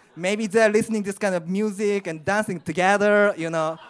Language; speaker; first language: English; non-native, learner; Japanese